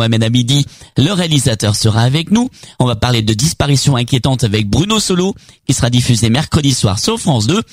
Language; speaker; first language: French; native; French